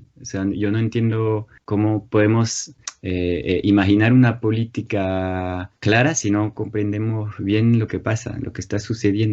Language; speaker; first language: Spanish; non-native, fluent; French